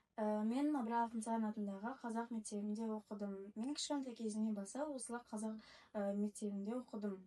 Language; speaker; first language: Kazakh; non-native, local second language; Russian